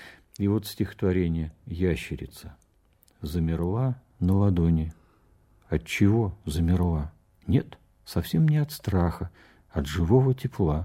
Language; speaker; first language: Russian; native; Russian